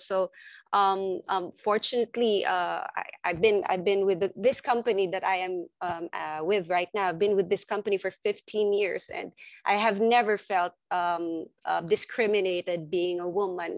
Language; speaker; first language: English; non-native, local second language; Filipino